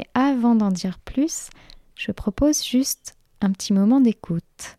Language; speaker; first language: French; native; French